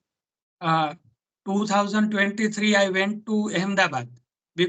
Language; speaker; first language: English; non-native, learner; Gujarati